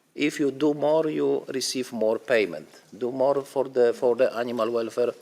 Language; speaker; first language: English; non-native, fluent; Polish